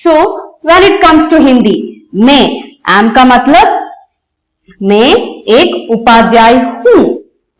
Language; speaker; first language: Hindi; non-native, local second language; Telugu